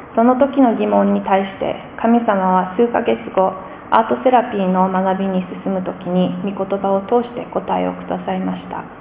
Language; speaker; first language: Japanese; non-native, fluent; English